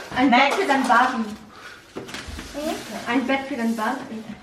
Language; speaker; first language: German; early bilingual, other home language; Cebuano